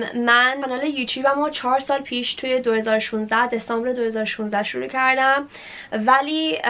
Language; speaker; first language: Persian; early bilingual, heritage; Persian